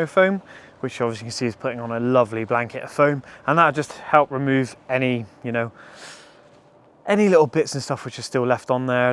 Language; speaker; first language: English; native; English